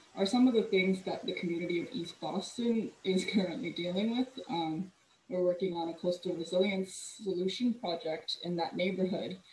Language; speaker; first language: English; native; English